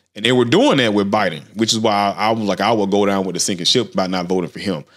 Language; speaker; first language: English; native; English